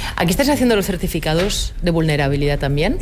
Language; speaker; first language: Spanish; native; Spanish